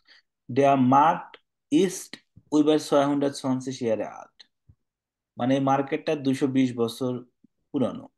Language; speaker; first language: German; non-native, fluent; Bangla